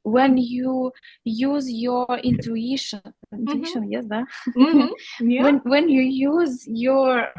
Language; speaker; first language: English; non-native, learner; Russian